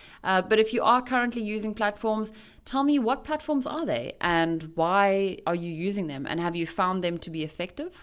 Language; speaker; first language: English; native; English